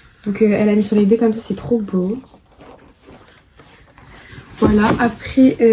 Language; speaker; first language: French; native; French